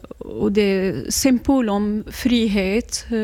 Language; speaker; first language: Swedish; non-native, learner; Arabic